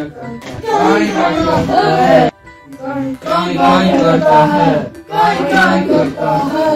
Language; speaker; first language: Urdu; early bilingual, heritage; Urdu